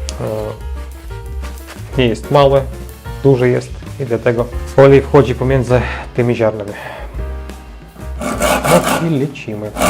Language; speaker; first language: Polish; non-native, learner; Ukrainian